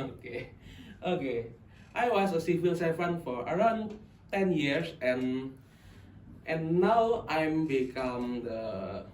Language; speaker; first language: English; non-native, local second language; Indonesian